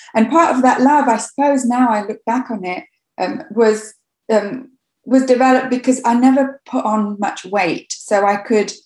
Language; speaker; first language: English; native; English